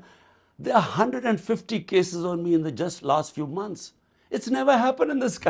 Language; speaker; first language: English; non-native, local second language; Urdu